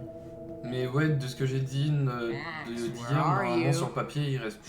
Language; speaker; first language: French; native; French